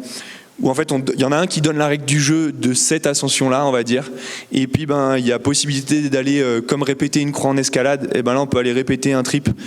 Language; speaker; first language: French; native; French